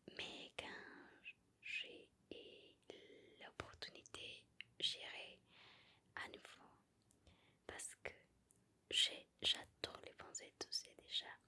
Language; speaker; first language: French; non-native, learner; Spanish